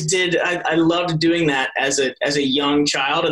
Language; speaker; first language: English; native; English